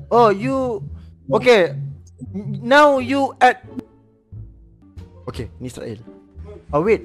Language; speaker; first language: English; non-native, learner; Malay